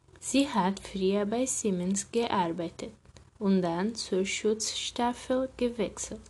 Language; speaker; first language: German; non-native, learner; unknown